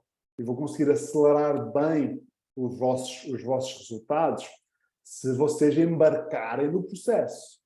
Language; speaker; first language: Portuguese; early bilingual, heritage; Portuguese